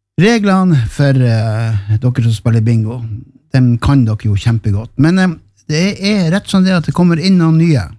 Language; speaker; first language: Norwegian; native; Norwegian